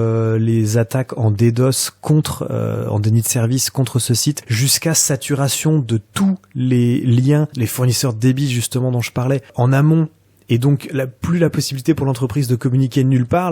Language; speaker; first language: French; native; French